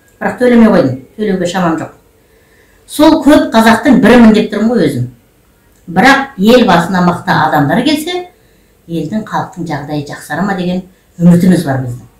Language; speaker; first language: Kazakh; native; Kazakh